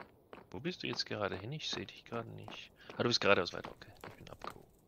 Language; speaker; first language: German; native; German